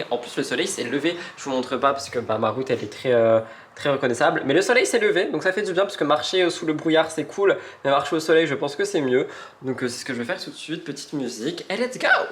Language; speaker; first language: French; native; French